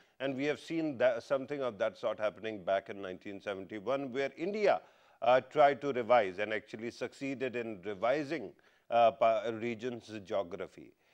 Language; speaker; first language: English; non-native, local second language; Urdu